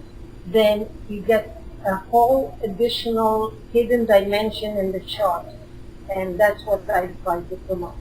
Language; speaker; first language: English; non-native, fluent; Hebrew